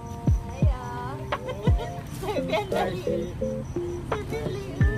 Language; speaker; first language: Chinese; non-native, learner; Filipino